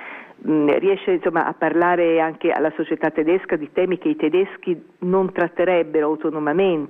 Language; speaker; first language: Italian; native; Italian